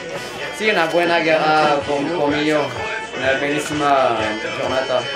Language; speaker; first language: Italian; non-native, learner; French